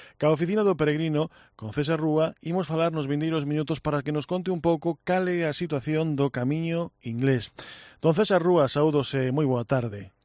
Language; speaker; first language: Galician; native; Galician